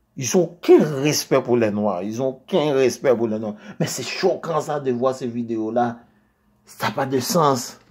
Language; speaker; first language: French; non-native, local second language; Haitian Creole